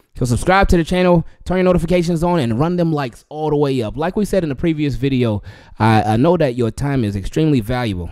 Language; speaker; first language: English; native; English